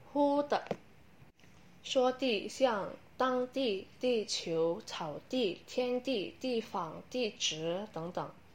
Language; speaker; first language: Chinese; non-native, learner; Indonesian